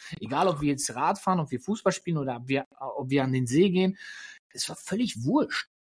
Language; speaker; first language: German; early bilingual, other home language; Polish